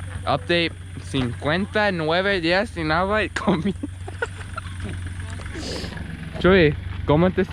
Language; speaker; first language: Spanish; early bilingual, other home language; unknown